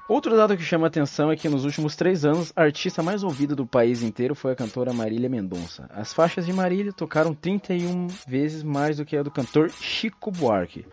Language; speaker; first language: Portuguese; native; Portuguese